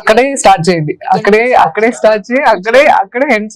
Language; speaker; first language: Telugu; non-native, learner; Tamil